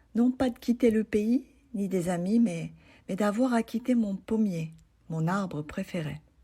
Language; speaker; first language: French; non-native, fluent; Japanese